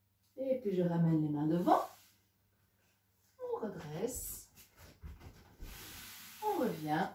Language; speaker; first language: French; native; French